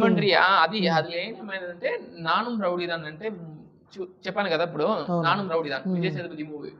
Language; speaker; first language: Telugu; non-native, learner; Tamil